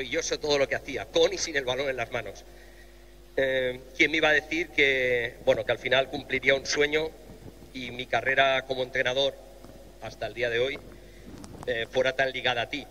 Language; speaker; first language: Spanish; native; Spanish